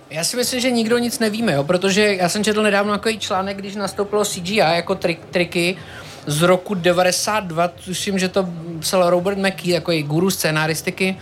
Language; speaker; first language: Czech; native; Czech